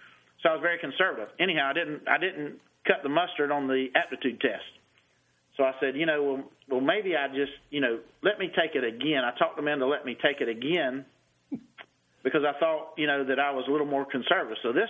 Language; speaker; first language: English; native; English